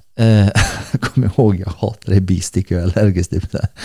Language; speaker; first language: Swedish; early bilingual, other home language; Bosnian